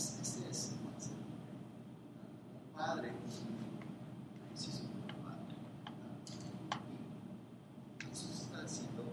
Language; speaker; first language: Spanish; non-native, fluent; English